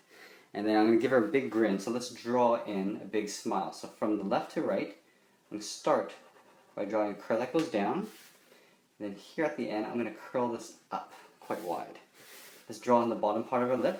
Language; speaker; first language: English; native; English